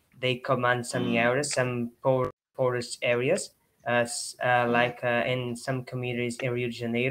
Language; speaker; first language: English; non-native, learner; Portuguese